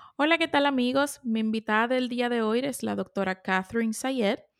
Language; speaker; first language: Spanish; native; Spanish